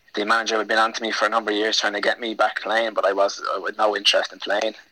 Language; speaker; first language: English; native; English